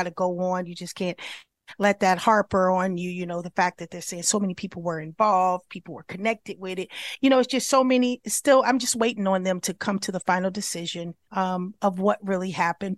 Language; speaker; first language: English; native; English